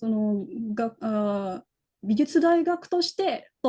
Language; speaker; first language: Japanese; non-native, fluent; Indonesian